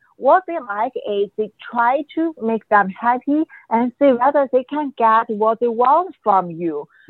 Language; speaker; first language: English; non-native, fluent; Chinese